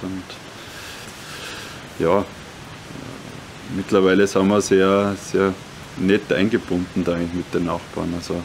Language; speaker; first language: German; native; German